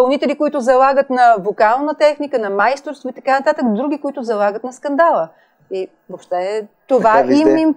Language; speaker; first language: Bulgarian; native; Bulgarian